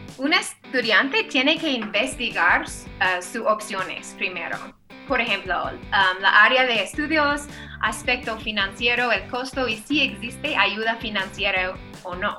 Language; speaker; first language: Spanish; non-native, fluent; English